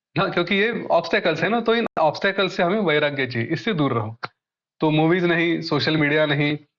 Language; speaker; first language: Hindi; non-native, local second language; Marathi